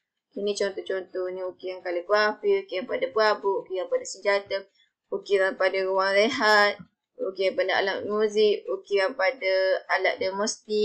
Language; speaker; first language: Malay; native; Malay